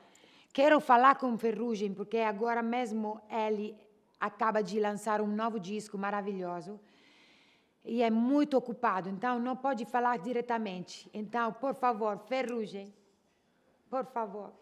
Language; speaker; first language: Portuguese; non-native, learner; Italian